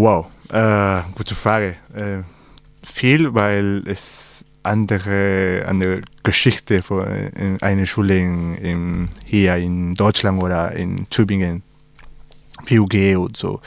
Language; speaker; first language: German; non-native, learner; Spanish